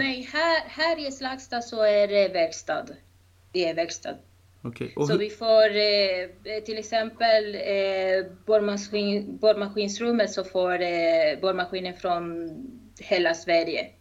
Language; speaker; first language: Swedish; non-native, fluent; Spanish